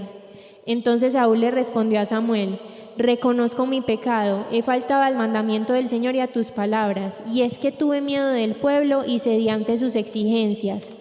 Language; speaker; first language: Spanish; native; Spanish